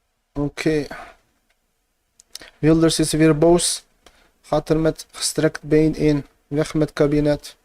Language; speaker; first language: Dutch; early bilingual, other home language; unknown